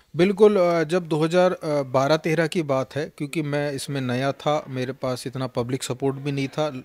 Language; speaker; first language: Hindi; native; Hindi